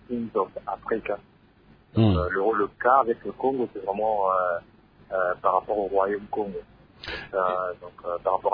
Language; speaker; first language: French; non-native, local second language; Lingala